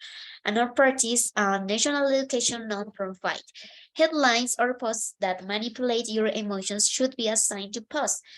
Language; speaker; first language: English; non-native, fluent; Spanish